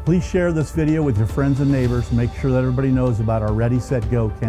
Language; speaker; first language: English; native; English